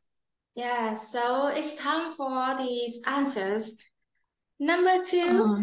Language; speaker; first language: English; non-native, learner; Vietnamese